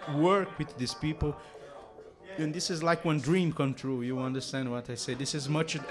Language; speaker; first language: English; non-native, learner; Portuguese